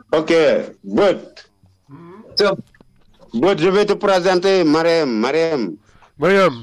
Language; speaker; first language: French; non-native, fluent; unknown